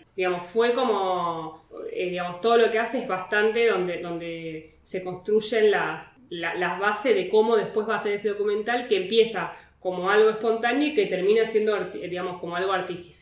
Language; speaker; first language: Spanish; native; Spanish